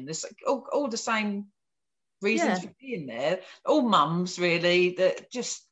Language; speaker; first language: English; native; English